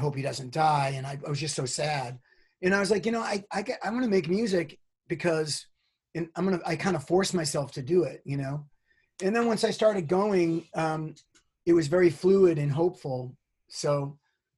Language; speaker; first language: English; native; English